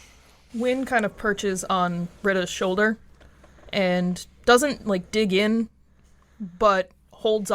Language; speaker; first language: English; native; English